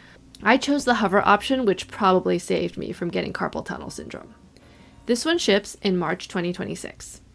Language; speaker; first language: English; native; English